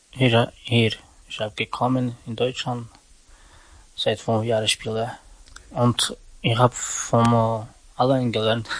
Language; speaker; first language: German; non-native, learner; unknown